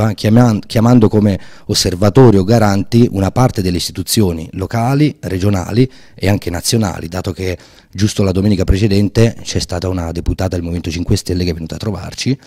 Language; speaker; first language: Italian; native; Italian